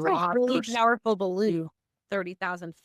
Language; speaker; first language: English; native; English